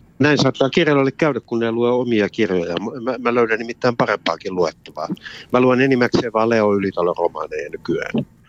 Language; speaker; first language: Finnish; native; Finnish